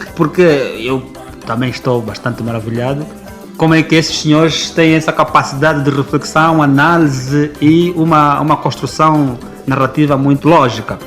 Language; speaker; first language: Portuguese; native; Portuguese